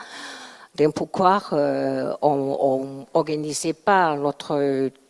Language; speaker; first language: French; non-native, learner; Chinese